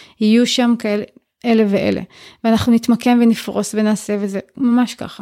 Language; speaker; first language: Hebrew; native; Hebrew